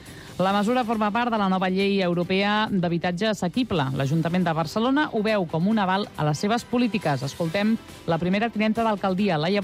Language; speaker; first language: Catalan; native; Catalan